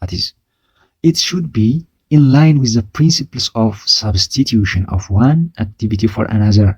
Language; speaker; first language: English; non-native, local second language; Amharic